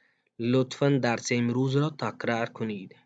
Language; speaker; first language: Persian; non-native, fluent; Urdu